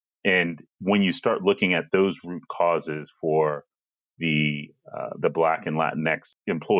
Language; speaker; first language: English; native; English